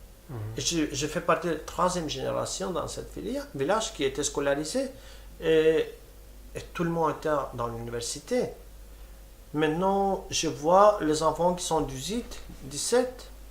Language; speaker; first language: French; non-native, fluent; Romany